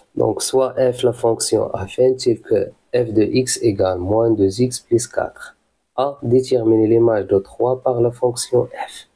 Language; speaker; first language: French; non-native, local second language; Arabic